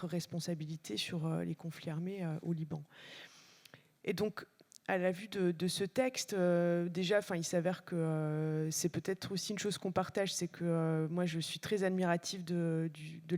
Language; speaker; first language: French; native; French